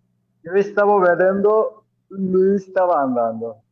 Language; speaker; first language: Italian; non-native, learner; Bangla